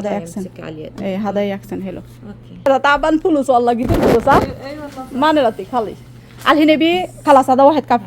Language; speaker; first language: Arabic; non-native, learner; Bangla